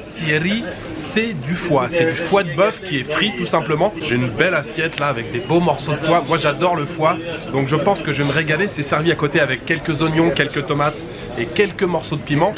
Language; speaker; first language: French; native; French